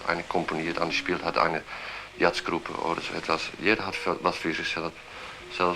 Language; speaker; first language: German; non-native, learner; Dutch